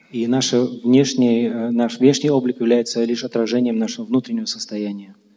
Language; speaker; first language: Russian; native; Russian